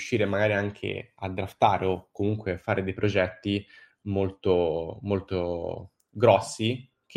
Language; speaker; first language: Italian; native; Italian